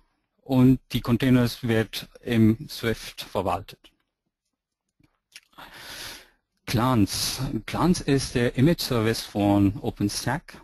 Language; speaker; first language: German; non-native, fluent; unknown